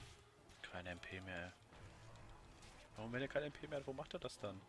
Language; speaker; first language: German; native; German